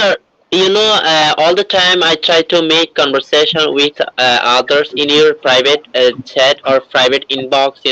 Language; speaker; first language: English; non-native, learner; Bangla